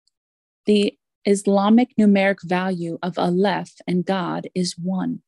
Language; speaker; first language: English; native; English